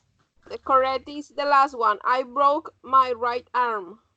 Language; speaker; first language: English; non-native, learner; Spanish